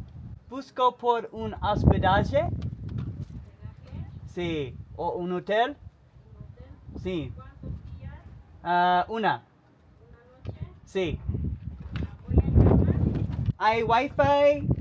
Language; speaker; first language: Spanish; non-native, learner; English